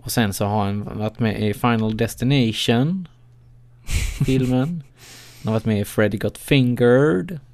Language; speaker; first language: Swedish; native; Swedish